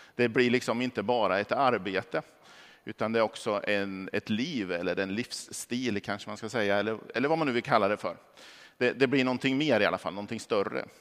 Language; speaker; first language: Swedish; native; Swedish